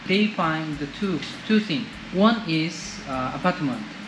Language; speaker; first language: English; non-native, learner; Korean